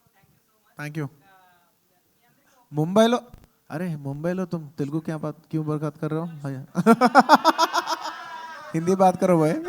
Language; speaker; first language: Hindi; non-native, local second language; Telugu